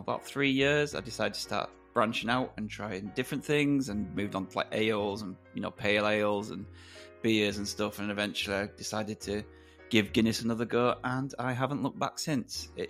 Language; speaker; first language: English; native; English